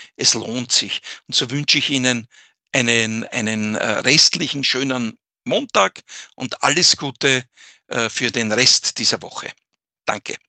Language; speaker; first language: German; native; German